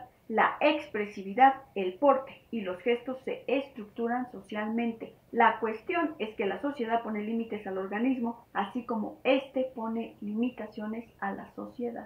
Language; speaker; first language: Spanish; native; Spanish